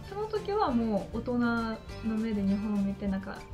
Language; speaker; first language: Japanese; non-native, fluent; Russian